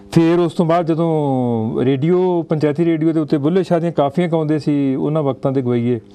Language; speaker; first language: Punjabi; native; Punjabi